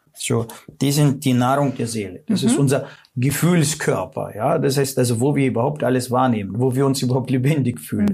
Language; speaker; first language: German; non-native, fluent; Russian